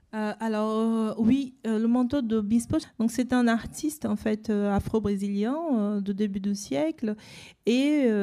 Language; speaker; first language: French; non-native, fluent; Portuguese